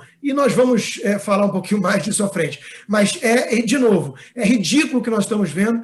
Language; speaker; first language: Portuguese; native; Portuguese